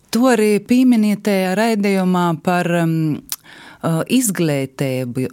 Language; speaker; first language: Latvian; native; Latvian